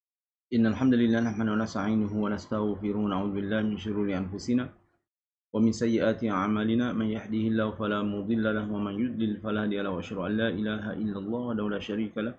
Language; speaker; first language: Arabic; non-native, fluent; Malay